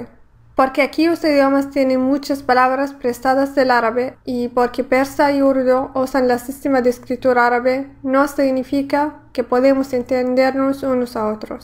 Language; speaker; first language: Spanish; non-native, fluent; Arabic